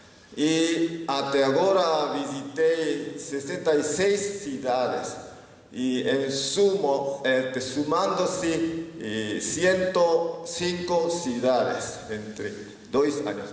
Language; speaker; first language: Spanish; non-native, learner; Japanese